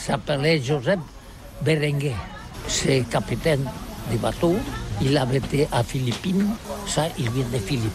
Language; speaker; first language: French; non-native, learner; Catalan